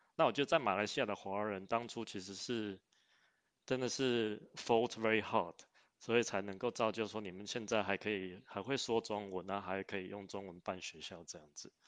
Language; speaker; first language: Chinese; native; Chinese